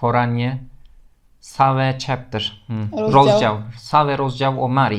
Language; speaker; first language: Polish; non-native, learner; Turkish